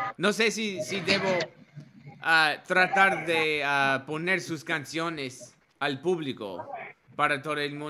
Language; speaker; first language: Spanish; non-native, learner; English